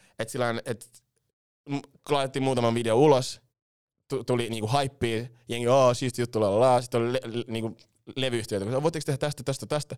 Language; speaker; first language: Finnish; early bilingual, other home language; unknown